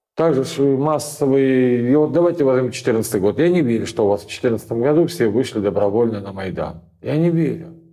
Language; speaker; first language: Russian; native; Russian